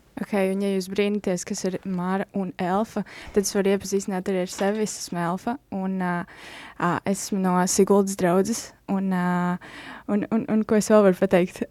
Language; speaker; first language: Latvian; native; Latvian